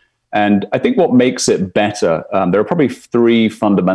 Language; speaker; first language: English; native; English